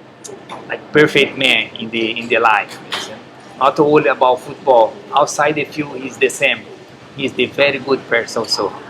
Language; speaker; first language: English; non-native, learner; Portuguese